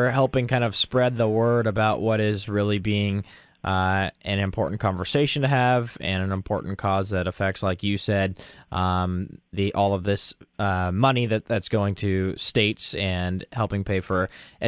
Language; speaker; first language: English; native; English